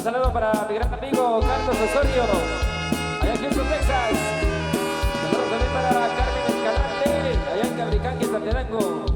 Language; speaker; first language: Spanish; native; Spanish